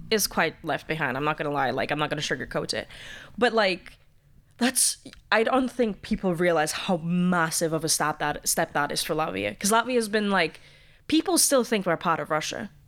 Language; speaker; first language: English; early bilingual, other home language; Latvian